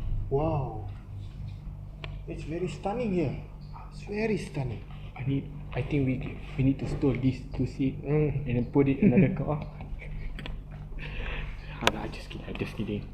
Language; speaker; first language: English; non-native, local second language; Malay